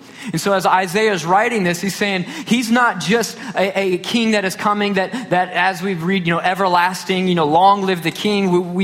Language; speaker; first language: English; native; English